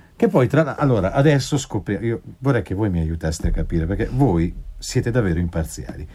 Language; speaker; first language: Italian; native; Italian